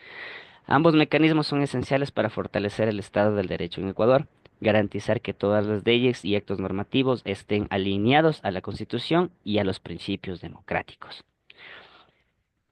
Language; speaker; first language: Spanish; native; Spanish